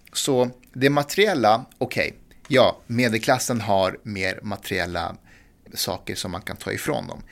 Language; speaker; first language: Swedish; early bilingual, other home language; Persian